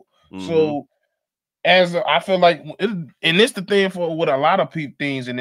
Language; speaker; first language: English; native; English